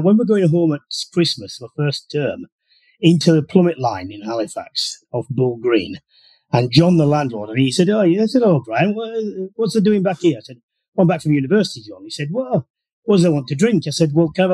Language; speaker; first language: English; native; English